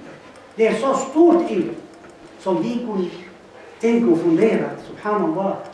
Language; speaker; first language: Swedish; non-native, fluent; Arabic